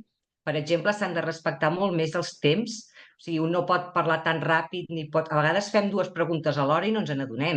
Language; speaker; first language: Catalan; native; Catalan